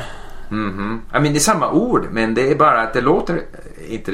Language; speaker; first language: Swedish; non-native, fluent; English